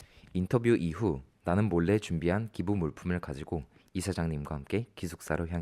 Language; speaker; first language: Korean; native; Korean